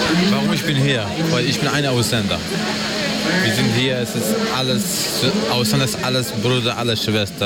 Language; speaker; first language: German; non-native, learner; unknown